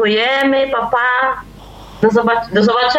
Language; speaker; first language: Polish; early bilingual, heritage; Polish